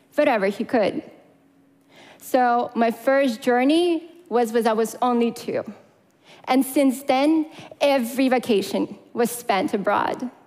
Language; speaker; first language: English; non-native, fluent; Russian